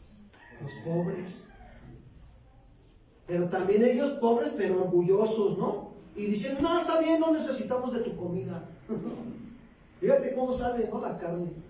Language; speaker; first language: Spanish; native; Spanish